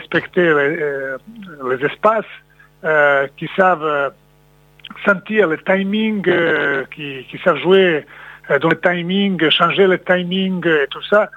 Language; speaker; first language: French; non-native, fluent; Serbian